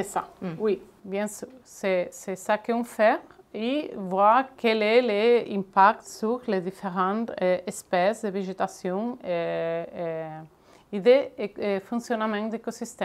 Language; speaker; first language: French; non-native, fluent; Catalan